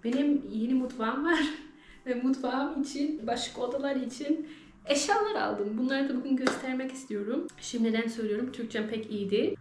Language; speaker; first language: Turkish; early bilingual, heritage; Turkish